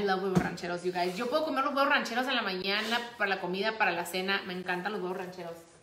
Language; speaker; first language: Spanish; early bilingual, heritage; Spanish